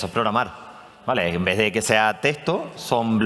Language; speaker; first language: Spanish; native; Spanish